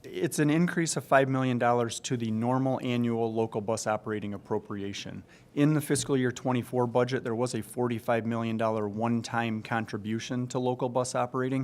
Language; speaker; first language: English; native; English